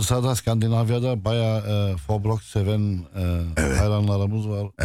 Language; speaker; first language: Turkish; non-native, local second language; Arabic